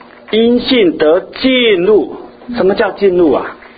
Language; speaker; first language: Chinese; native; Chinese